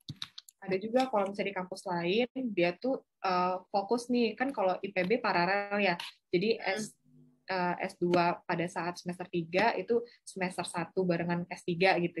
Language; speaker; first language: Indonesian; native; Indonesian